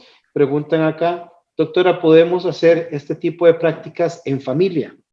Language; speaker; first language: Spanish; native; Spanish